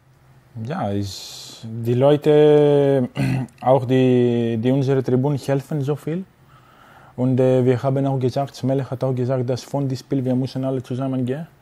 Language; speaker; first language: German; non-native, learner; Greek